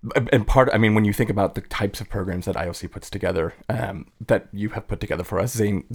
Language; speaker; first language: English; native; English